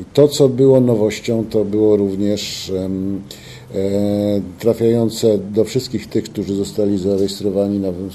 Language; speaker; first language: Polish; native; Polish